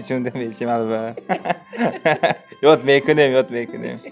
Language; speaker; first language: Persian; non-native, learner; Uzbek